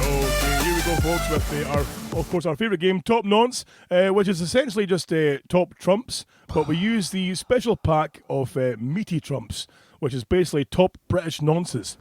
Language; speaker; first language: English; native; English